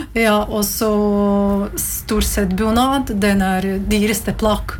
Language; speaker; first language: Norwegian; non-native, learner; Latvian